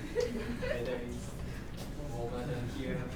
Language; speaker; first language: English; non-native, learner; Japanese